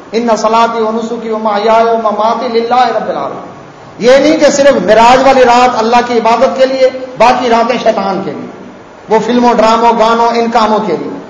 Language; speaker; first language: Urdu; non-native, local second language; Saraiki